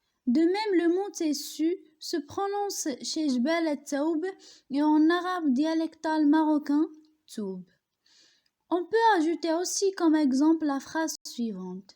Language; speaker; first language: French; non-native, local second language; Arabic